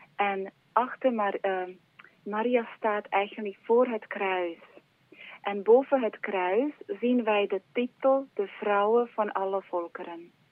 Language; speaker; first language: Dutch; non-native, fluent; Slovak